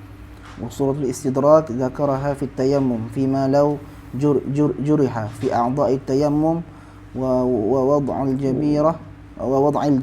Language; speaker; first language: Arabic; non-native, fluent; Malay